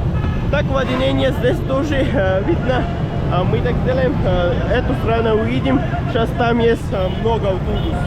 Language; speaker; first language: Russian; non-native, learner; Pashto